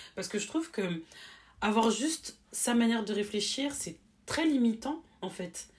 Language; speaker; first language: French; native; French